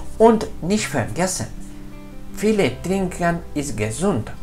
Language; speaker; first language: German; non-native, fluent; Spanish